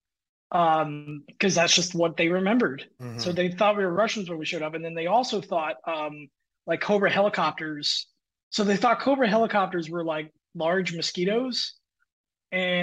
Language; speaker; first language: English; native; English